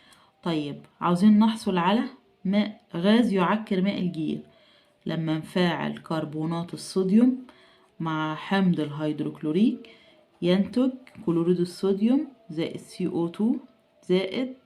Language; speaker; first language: Arabic; native; Arabic